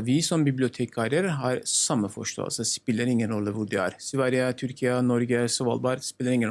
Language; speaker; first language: Norwegian; non-native, learner; Turkish